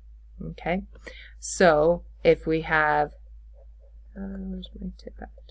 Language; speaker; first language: English; native; English